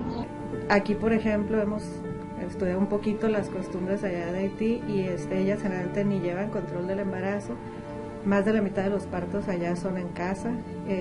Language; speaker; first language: Spanish; native; Spanish